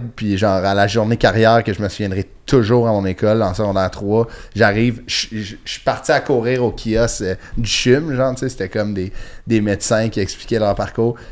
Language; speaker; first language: French; native; French